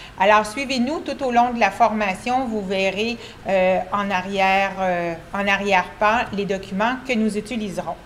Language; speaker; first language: French; native; French